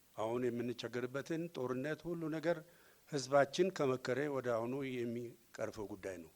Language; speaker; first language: Amharic; non-native, local second language; Oromo